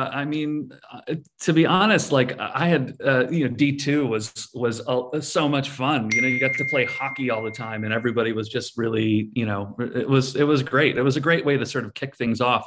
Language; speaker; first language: English; native; English